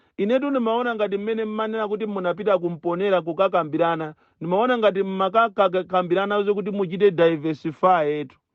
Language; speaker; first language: Nyanja; native; Nyanja